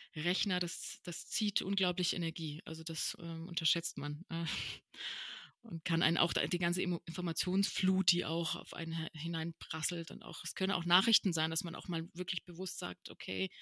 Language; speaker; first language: German; early bilingual, other home language; Spanish